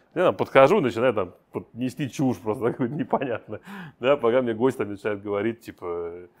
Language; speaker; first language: Russian; native; Russian